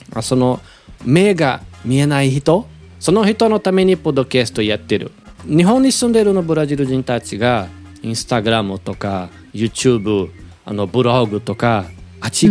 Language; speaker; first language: Japanese; non-native, learner; Portuguese